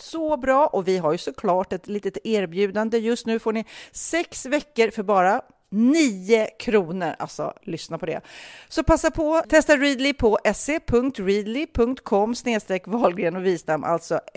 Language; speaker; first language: Swedish; native; Swedish